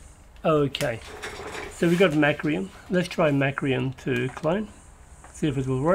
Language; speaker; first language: English; native; English